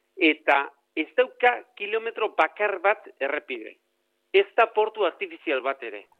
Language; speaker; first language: Basque; native; Basque